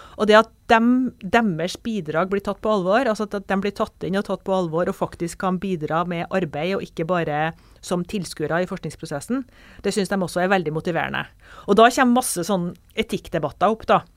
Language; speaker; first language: Norwegian; native; Norwegian